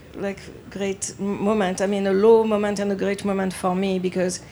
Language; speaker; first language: English; non-native, fluent; French